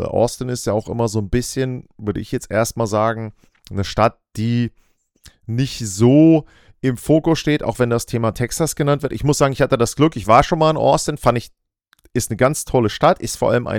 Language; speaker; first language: German; native; German